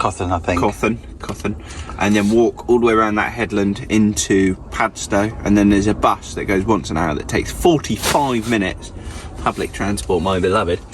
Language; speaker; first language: English; native; English